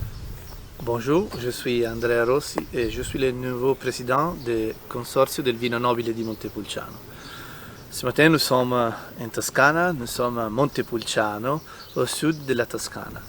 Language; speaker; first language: French; non-native, learner; Italian